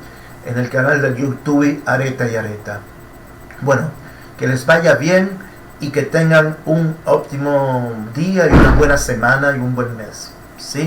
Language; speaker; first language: Spanish; non-native, fluent; Portuguese